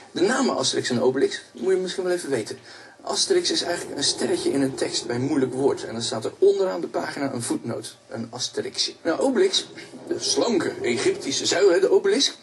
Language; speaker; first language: Dutch; native; Dutch